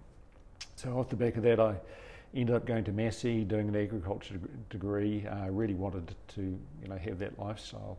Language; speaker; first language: English; native; English